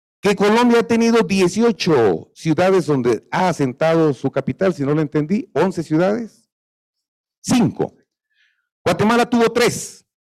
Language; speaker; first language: Spanish; native; Spanish